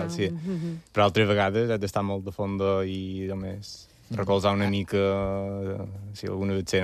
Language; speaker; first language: Catalan; native; Catalan